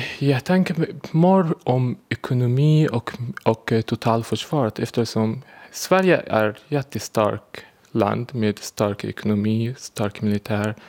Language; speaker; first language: Swedish; non-native, learner; Arabic